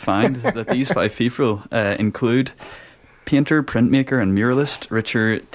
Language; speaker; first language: English; native; English